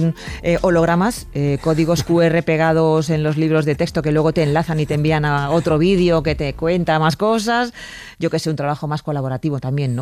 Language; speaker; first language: Spanish; native; Spanish